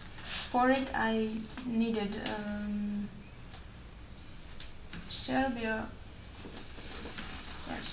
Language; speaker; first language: English; non-native, learner; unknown